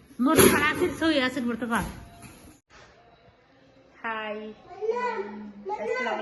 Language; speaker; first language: Arabic; non-native, learner; Bangla